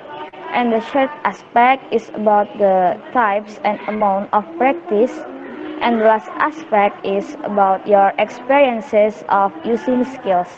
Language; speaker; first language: English; non-native, learner; Indonesian